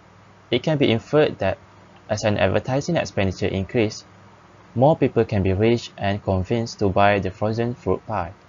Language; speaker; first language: English; non-native, local second language; Malay